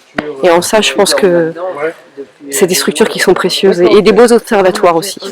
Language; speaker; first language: French; native; French